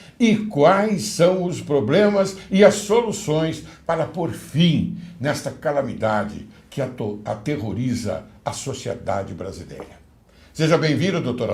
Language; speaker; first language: Portuguese; native; Portuguese